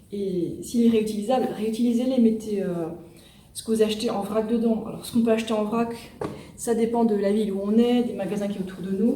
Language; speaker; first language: French; native; French